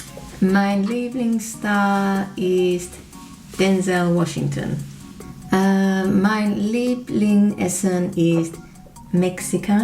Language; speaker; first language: German; non-native, learner; English